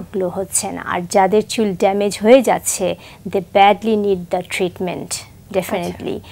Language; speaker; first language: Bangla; native; Bangla